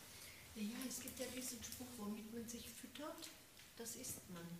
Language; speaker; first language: German; non-native, learner; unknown